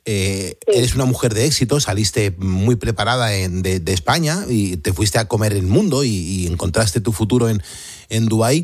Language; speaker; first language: Spanish; native; Spanish